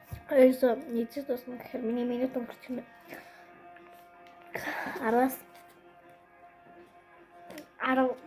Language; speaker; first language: Korean; non-native, learner; Mongolian